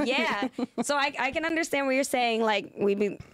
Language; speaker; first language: English; native; English